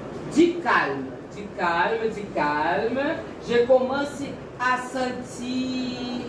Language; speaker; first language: French; non-native, learner; Portuguese